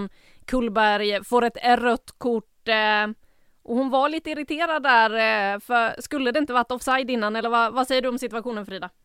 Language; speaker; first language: Swedish; native; Swedish